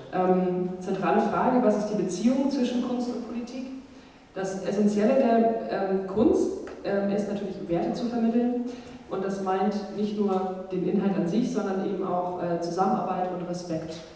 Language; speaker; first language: German; native; German